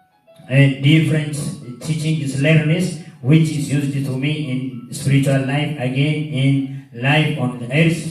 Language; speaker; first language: English; non-native, learner; Oromo